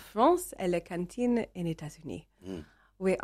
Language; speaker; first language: French; non-native, learner; English